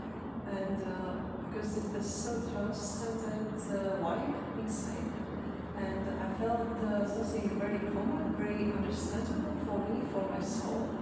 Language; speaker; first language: English; non-native, fluent; Latvian